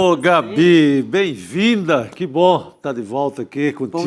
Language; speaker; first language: Portuguese; native; Portuguese